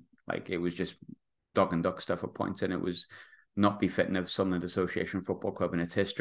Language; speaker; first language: English; native; English